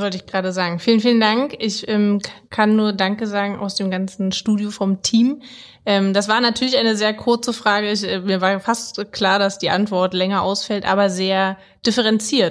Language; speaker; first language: German; native; German